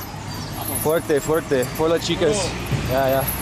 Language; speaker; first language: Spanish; non-native, learner; English